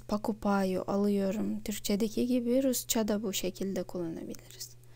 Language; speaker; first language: Turkish; non-native, fluent; Russian